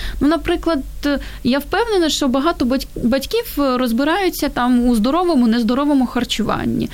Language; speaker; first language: Ukrainian; native; Ukrainian